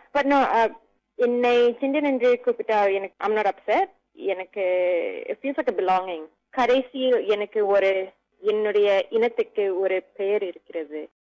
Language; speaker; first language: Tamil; non-native, local second language; English